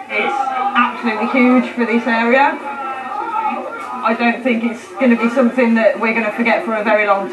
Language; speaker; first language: English; native; English